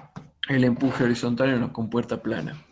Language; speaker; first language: Spanish; native; Spanish